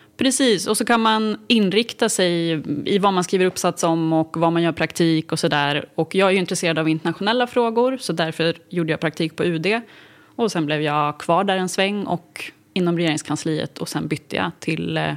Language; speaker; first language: Swedish; native; Swedish